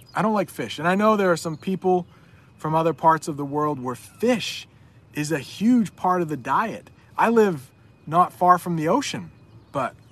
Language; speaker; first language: English; native; English